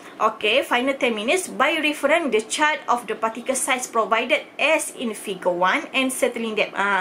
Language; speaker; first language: English; non-native, local second language; Malay